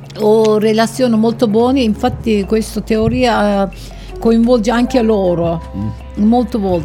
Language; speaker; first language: Italian; non-native, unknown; Turkish